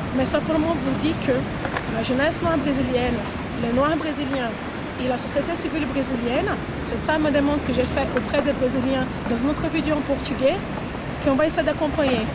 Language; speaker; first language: French; non-native, fluent; Portuguese